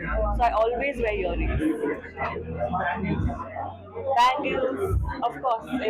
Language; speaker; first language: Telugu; non-native, learner; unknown